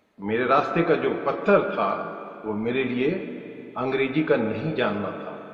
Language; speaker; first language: Hindi; non-native, local second language; Urdu